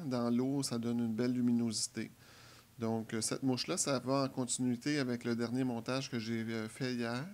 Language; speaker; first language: French; native; French